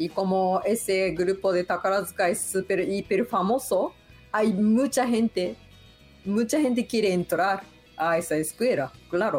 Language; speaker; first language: Spanish; non-native, learner; Japanese